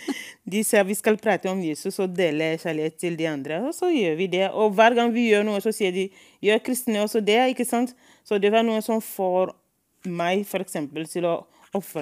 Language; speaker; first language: Norwegian; non-native, fluent; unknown